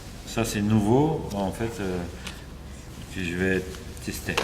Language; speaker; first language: French; non-native, fluent; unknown